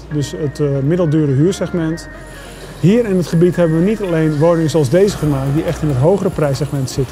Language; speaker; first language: Dutch; native; Dutch